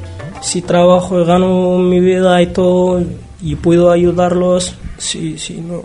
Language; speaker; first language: Spanish; non-native, learner; Arabic